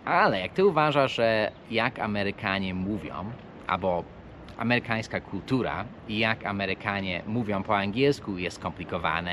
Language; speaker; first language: Polish; non-native, fluent; English